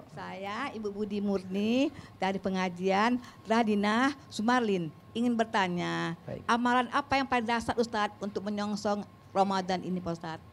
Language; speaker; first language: Indonesian; native; Indonesian